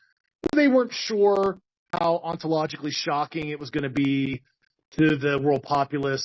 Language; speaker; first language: English; native; English